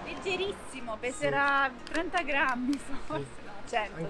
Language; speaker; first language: Italian; native; Italian